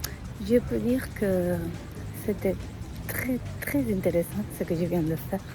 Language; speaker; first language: French; non-native, fluent; Spanish